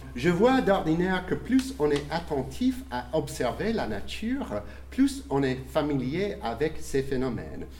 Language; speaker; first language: French; non-native, fluent; English